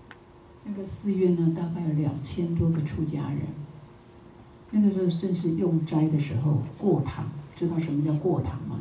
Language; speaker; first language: Chinese; native; Chinese